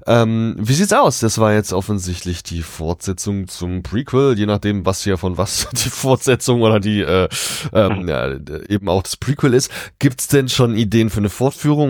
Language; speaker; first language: German; native; German